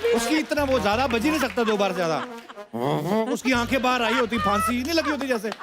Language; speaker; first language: Hindi; non-native, local second language; Punjabi